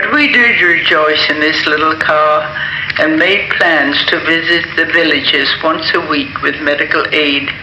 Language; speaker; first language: English; native; English